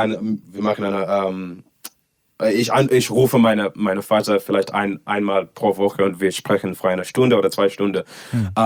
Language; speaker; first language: German; non-native, learner; English